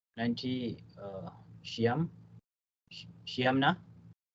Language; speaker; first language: Filipino; non-native, learner; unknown